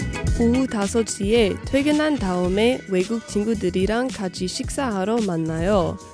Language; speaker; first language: Korean; non-native, fluent; English